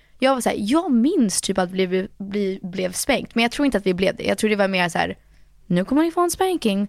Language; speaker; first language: Swedish; early bilingual, heritage; Swedish